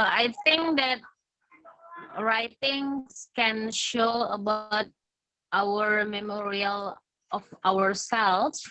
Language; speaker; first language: English; non-native, learner; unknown